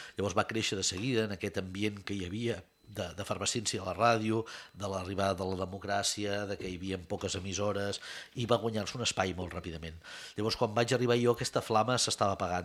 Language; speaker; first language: Catalan; native; Catalan